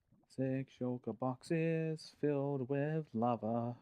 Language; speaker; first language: English; native; English